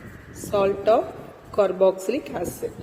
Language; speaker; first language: English; non-native, local second language; Tamil